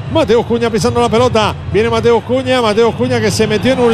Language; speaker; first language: Spanish; native; Spanish